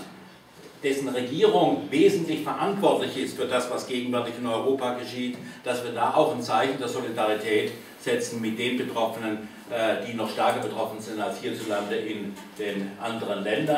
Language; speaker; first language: German; native; German